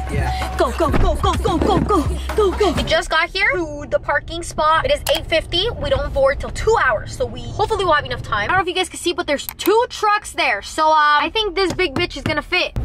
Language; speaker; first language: English; native; English